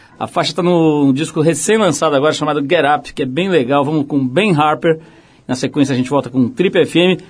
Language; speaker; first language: Portuguese; native; Portuguese